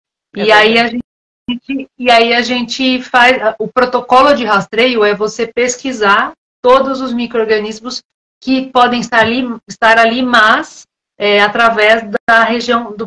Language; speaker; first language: Portuguese; native; Portuguese